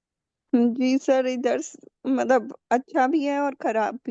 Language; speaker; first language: Hindi; native; Hindi